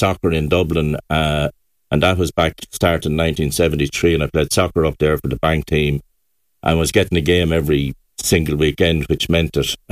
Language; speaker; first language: English; native; English